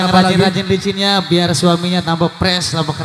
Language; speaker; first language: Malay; non-native, local second language; Javanese